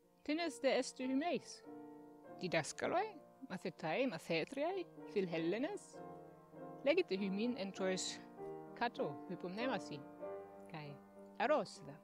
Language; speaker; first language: Greek; non-native, fluent; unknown